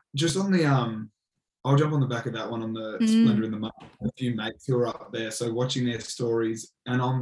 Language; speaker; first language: English; native; English